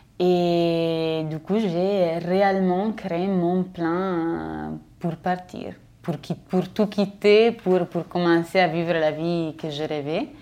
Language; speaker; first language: French; non-native, fluent; Italian